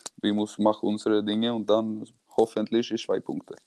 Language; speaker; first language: German; non-native, learner; Swedish